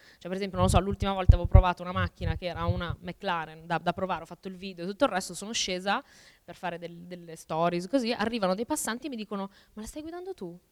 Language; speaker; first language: Italian; early bilingual, other home language; Albanian